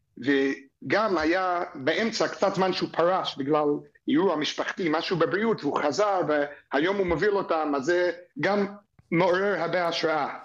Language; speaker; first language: Hebrew; non-native, fluent; English